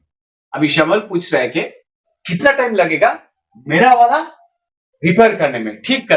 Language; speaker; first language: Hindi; non-native, local second language; Bangla